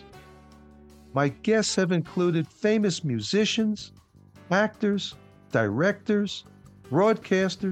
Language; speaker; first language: English; native; English